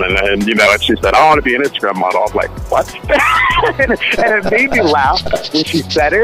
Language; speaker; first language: English; native; English